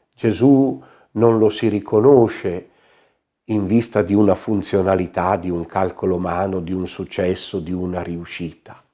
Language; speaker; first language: Italian; native; Italian